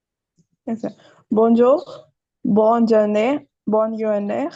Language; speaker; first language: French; non-native, learner; Urdu